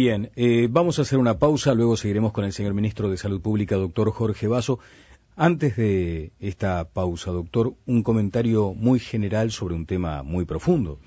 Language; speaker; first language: Spanish; native; Spanish